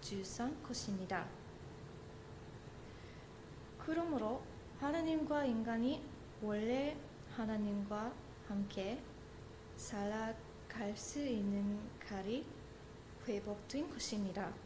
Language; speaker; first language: Korean; non-native, learner; English